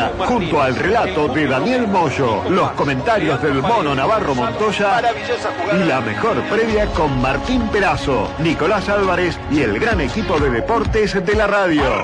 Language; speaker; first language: Spanish; native; Spanish